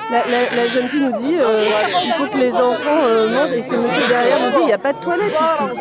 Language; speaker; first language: French; native; French